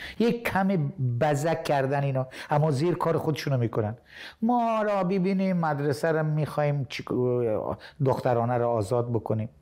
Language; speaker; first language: Persian; native; Persian